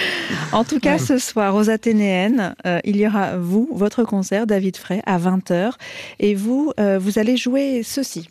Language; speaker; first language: French; native; French